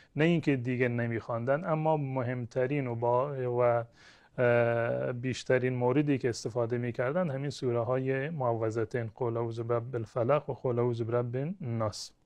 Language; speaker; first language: Persian; non-native, local second language; Baluchi